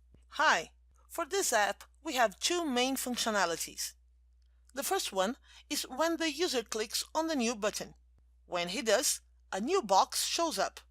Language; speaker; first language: English; non-native, fluent; Portuguese